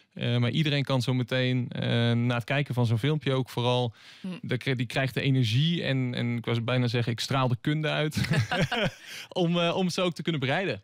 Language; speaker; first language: Dutch; native; Dutch